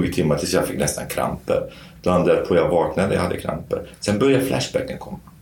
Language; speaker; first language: Swedish; non-native, fluent; Kurdish